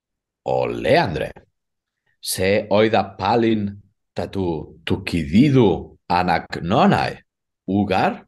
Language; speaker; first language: Greek; non-native, fluent; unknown